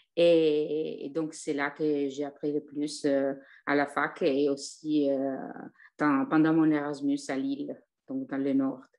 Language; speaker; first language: French; non-native, fluent; Italian